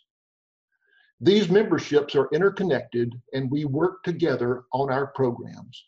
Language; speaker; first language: English; native; English